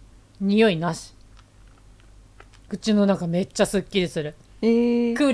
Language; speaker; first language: Japanese; native; Japanese